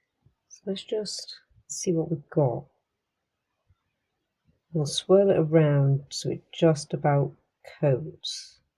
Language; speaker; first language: English; native; English